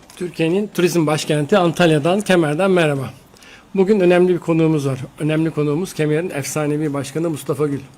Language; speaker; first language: Turkish; native; Turkish